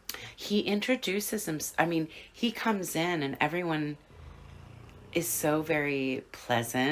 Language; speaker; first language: English; native; English